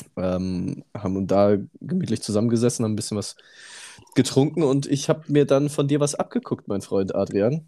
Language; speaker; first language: German; native; German